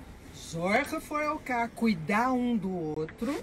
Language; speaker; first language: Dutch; non-native, learner; Portuguese